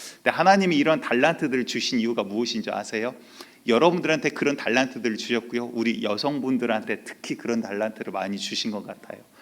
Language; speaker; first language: Korean; native; Korean